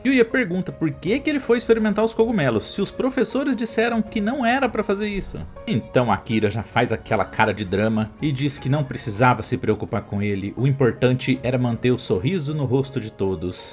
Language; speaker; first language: Portuguese; native; Portuguese